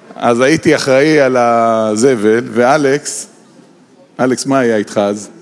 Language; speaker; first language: Hebrew; early bilingual, other home language; Russian